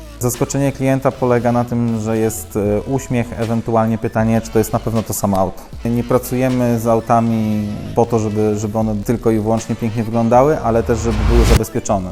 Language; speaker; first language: Polish; native; Polish